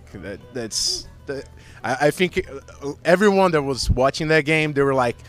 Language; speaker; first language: English; non-native, fluent; Portuguese